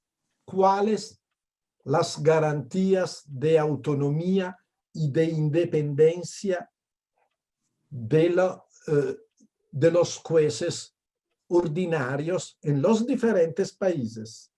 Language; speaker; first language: Spanish; non-native, fluent; Italian